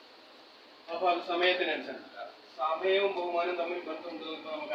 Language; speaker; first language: Malayalam; native; Malayalam